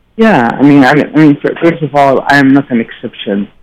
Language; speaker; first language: English; non-native, fluent; Arabic